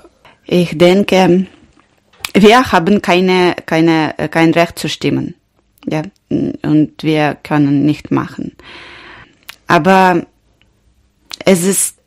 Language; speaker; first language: German; non-native, learner; Ukrainian